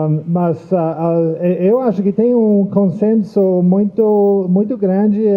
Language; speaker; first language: Portuguese; non-native, fluent; English